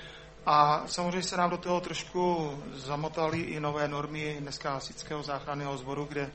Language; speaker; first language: Czech; native; Czech